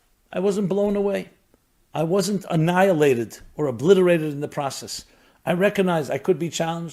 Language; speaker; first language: English; native; English